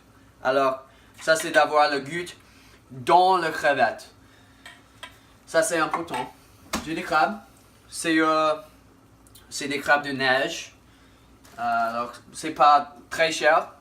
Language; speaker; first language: French; non-native, learner; English